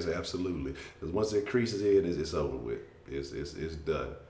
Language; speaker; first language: English; native; English